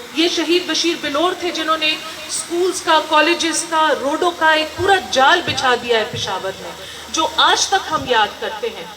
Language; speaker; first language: Urdu; non-native, local second language; Northern Hindko